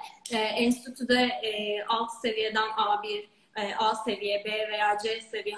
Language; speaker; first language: Turkish; native; Turkish